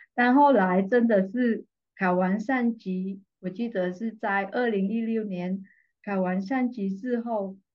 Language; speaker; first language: Chinese; non-native, fluent; Vietnamese